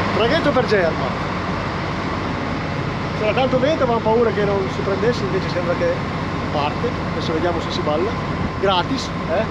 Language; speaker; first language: Italian; native; Italian